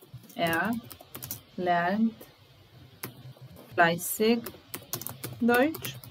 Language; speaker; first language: German; non-native, fluent; Serbian